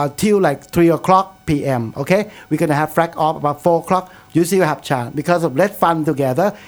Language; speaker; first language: English; non-native, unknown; Thai